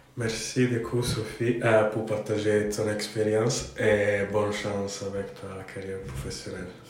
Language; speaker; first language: French; non-native, fluent; English